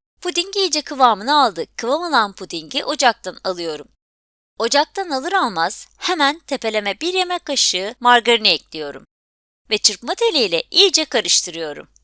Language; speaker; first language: Turkish; native; Turkish